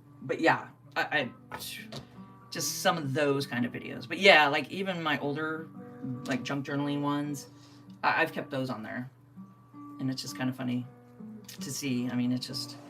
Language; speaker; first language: English; native; English